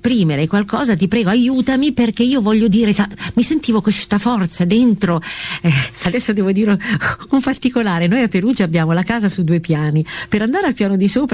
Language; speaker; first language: Italian; native; Italian